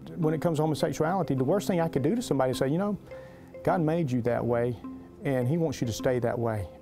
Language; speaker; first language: English; native; English